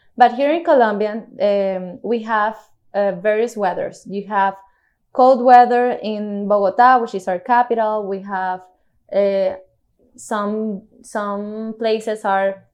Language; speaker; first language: English; non-native, fluent; Spanish